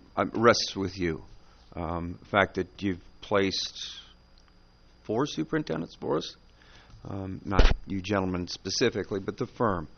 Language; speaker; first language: English; native; English